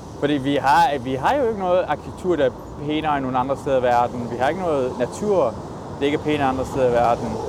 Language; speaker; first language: Danish; early bilingual, other home language; Persian